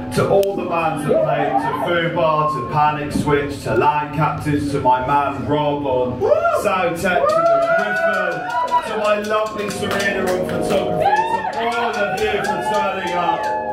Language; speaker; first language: English; native; English